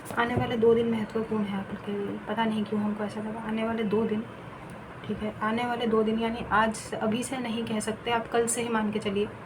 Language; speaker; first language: Hindi; non-native, local second language; Bangla